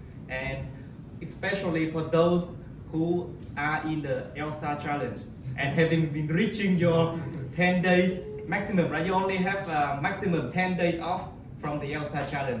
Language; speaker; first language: English; non-native, learner; Vietnamese